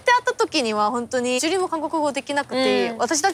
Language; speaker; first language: Japanese; non-native, fluent; Korean